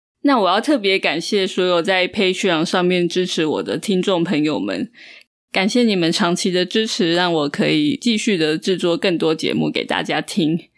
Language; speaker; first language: Chinese; native; Chinese